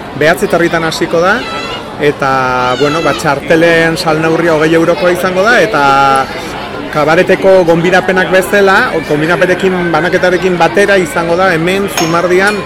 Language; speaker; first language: Basque; native; Basque